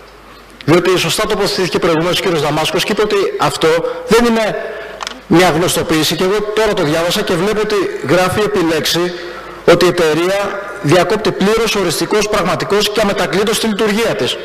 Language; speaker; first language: Greek; native; Greek